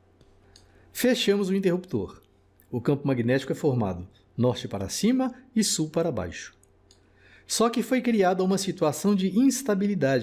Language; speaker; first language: Portuguese; native; Portuguese